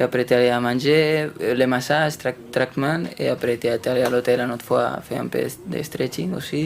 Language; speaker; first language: French; non-native, fluent; Spanish